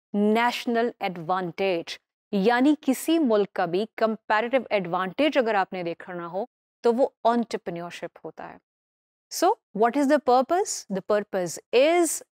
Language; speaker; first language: Urdu; native; Urdu